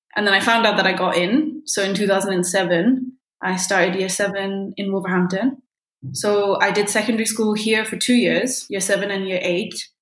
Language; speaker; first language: English; early bilingual, other home language; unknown